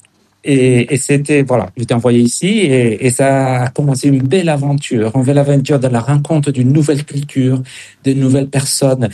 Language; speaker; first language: French; non-native, fluent; Spanish